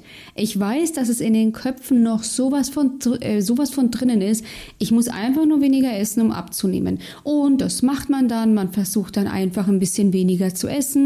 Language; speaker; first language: German; native; German